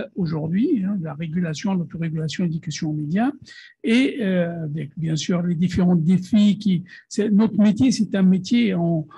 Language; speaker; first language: French; non-native, local second language; Arabic